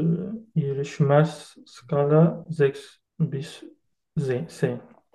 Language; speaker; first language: German; non-native, learner; Turkish